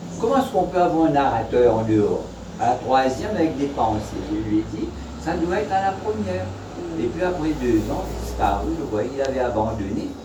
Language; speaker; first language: French; non-native, local second language; Morisyen